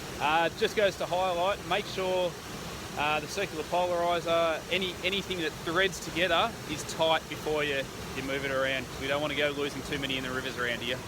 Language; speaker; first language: English; native; English